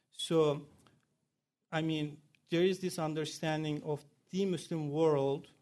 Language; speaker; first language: English; non-native, fluent; Turkish